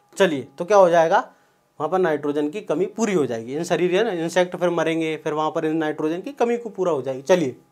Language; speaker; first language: Hindi; native; Hindi